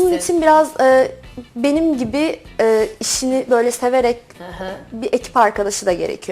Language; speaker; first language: Turkish; native; Turkish